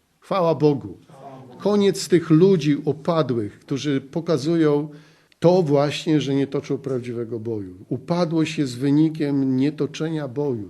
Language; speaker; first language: Polish; native; Polish